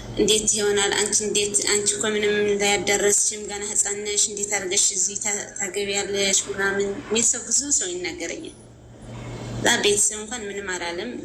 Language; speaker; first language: Amharic; native; Amharic